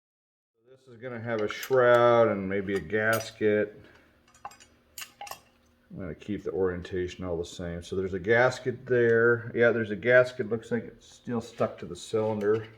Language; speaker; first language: English; native; English